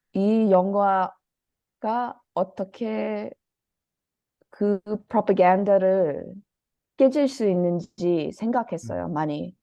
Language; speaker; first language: Korean; early bilingual, heritage; Korean